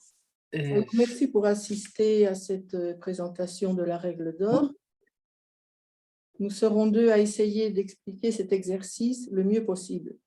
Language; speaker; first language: French; non-native, fluent; Spanish